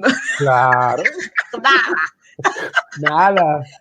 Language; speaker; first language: Spanish; non-native, fluent; English